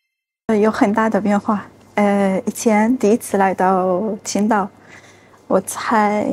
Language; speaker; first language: Chinese; non-native, fluent; Arabic